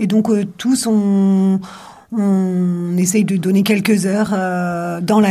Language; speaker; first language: French; native; French